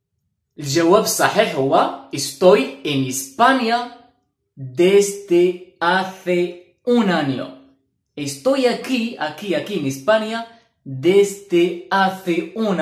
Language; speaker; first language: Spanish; non-native, fluent; Arabic